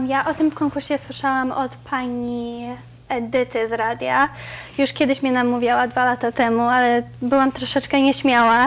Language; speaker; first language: Polish; early bilingual, other home language; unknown